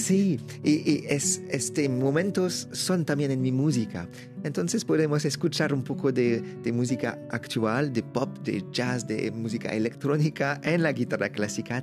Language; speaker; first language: Spanish; non-native, learner; French